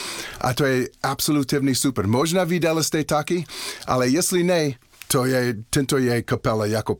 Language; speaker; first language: Czech; non-native, learner; English